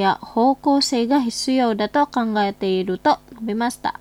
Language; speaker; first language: Japanese; non-native, fluent; Indonesian